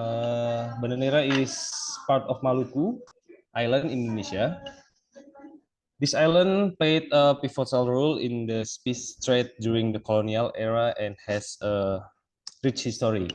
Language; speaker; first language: English; non-native, local second language; Indonesian